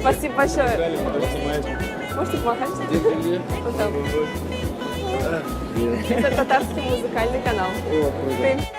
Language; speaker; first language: Russian; non-native, local second language; Tatar